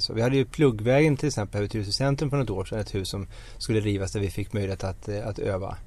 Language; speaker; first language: Swedish; native; Swedish